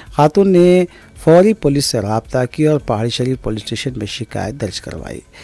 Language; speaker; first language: Urdu; native; Urdu